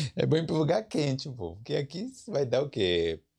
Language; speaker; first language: Portuguese; native; Portuguese